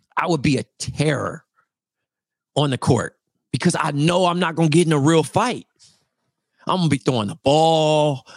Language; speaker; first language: English; native; English